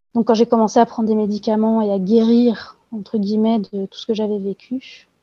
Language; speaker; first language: French; native; French